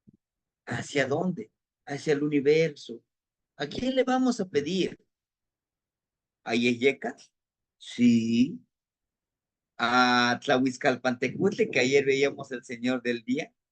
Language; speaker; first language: Spanish; native; Spanish